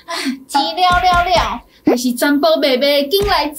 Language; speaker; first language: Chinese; native; Chinese